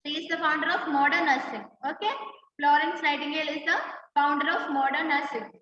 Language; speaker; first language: English; non-native, local second language; Malayalam